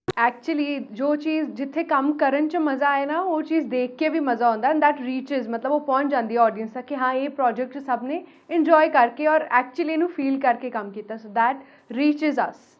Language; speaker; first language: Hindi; non-native, local second language; Punjabi